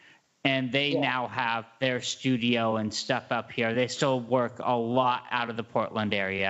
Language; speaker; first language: English; native; English